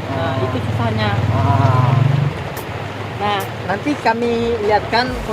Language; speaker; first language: Indonesian; native; Indonesian